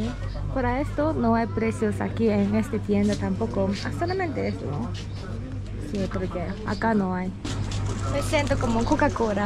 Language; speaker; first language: Spanish; non-native, fluent; Japanese